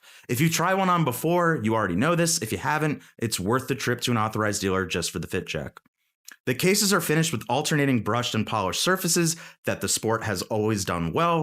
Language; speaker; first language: English; native; English